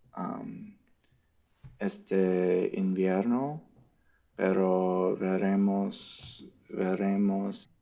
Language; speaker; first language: Spanish; non-native, learner; English